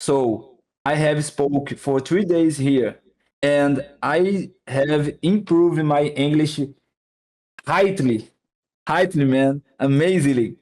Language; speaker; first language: English; non-native, learner; Portuguese